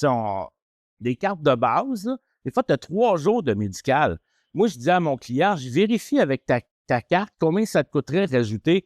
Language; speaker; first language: French; native; French